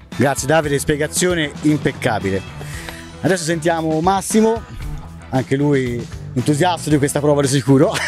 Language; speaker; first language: Italian; native; Italian